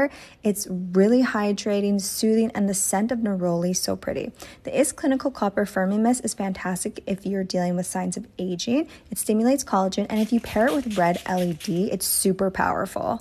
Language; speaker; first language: English; native; English